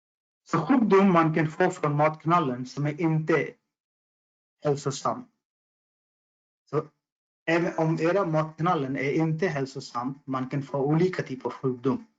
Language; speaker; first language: Swedish; non-native, fluent; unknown